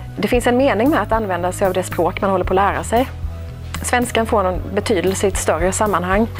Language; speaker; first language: Swedish; native; Swedish